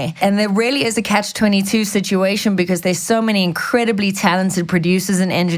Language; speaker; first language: English; native; English